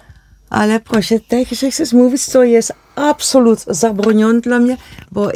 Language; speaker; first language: Polish; non-native, learner; Dutch